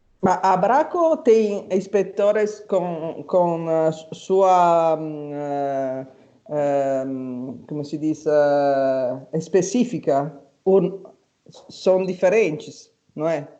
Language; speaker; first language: Portuguese; non-native, fluent; Italian